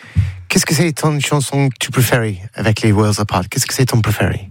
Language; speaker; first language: French; non-native, learner; English